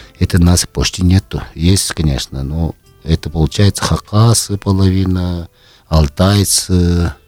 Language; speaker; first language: Russian; non-native, local second language; Tuvinian